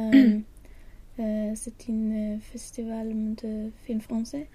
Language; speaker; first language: French; non-native, learner; Swedish